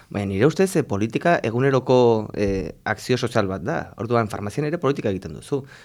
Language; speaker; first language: Basque; non-native, local second language; Spanish